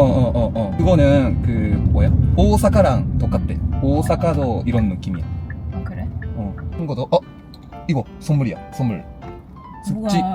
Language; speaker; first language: Korean; non-native, learner; Japanese